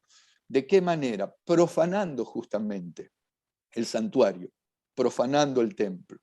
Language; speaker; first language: Spanish; native; Spanish